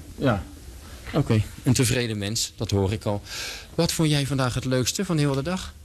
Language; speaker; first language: Dutch; native; Dutch